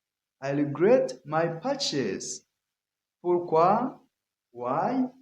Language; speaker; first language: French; non-native, learner; Kinyarwanda